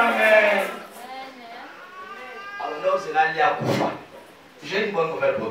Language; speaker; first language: French; non-native, local second language; Lingala